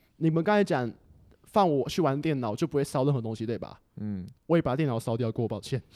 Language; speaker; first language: Chinese; native; Chinese